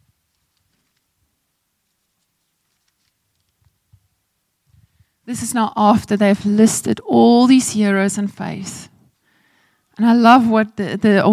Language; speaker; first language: English; non-native, local second language; Afrikaans